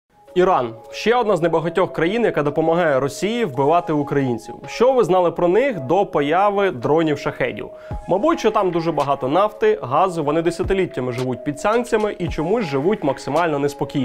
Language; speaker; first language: Ukrainian; native; Ukrainian